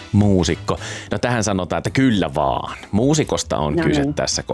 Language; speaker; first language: Finnish; native; Finnish